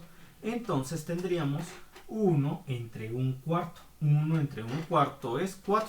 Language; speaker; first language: Spanish; native; Spanish